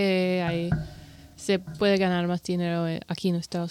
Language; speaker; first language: Spanish; non-native, learner; English